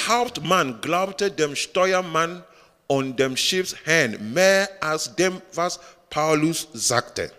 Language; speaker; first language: German; non-native, learner; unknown